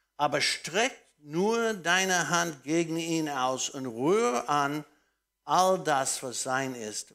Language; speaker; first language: German; non-native, fluent; English